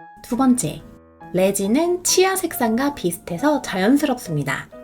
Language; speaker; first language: Korean; native; Korean